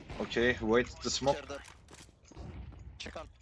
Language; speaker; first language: English; non-native, learner; Turkish